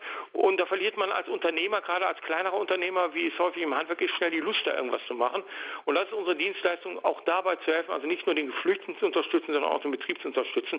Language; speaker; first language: German; native; German